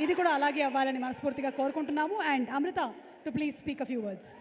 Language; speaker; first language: Telugu; native; Telugu